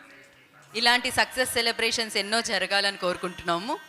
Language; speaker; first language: Telugu; native; Telugu